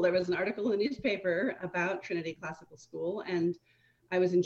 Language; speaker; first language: English; native; English